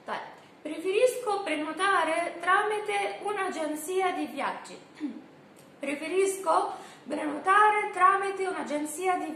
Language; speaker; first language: Italian; non-native, fluent; Arabic